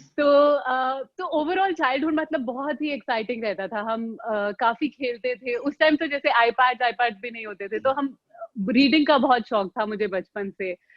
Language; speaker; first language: Hindi; native; Hindi